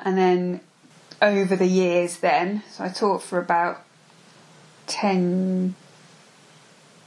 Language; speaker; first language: English; native; English